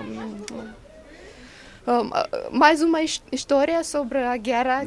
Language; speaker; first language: Portuguese; non-native, learner; Ukrainian